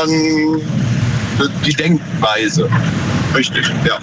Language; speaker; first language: German; native; German